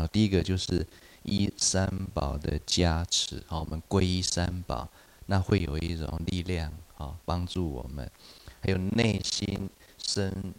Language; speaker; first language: Chinese; native; Chinese